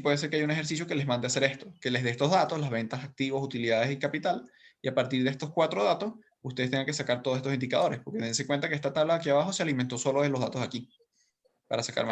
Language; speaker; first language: Spanish; native; Spanish